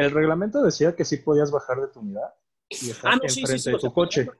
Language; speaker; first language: Spanish; native; Spanish